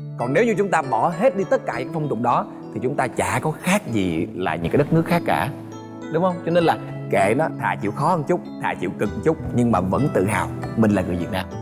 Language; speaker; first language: Vietnamese; native; Vietnamese